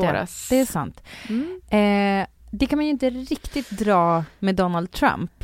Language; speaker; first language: Swedish; native; Swedish